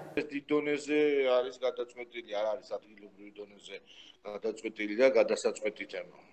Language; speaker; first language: Georgian; native; Georgian